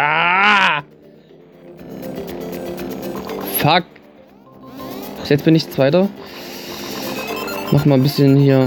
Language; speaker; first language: German; native; German